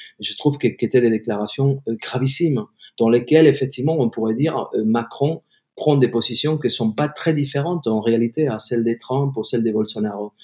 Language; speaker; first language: French; non-native, fluent; Spanish